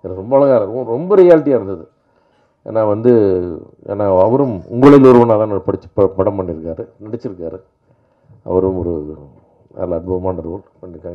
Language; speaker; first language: Tamil; native; Tamil